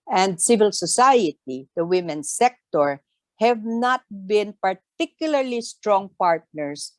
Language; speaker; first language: English; non-native, local second language; Tausug